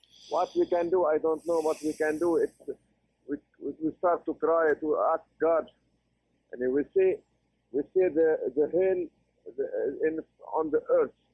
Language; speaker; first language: English; non-native, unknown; Arabic